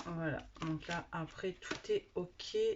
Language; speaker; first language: French; native; French